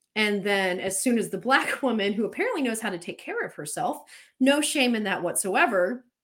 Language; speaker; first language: English; native; English